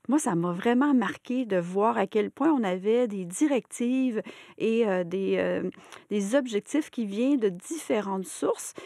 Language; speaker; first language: French; native; French